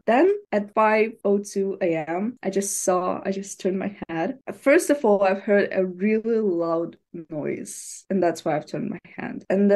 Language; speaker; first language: English; non-native, fluent; Ukrainian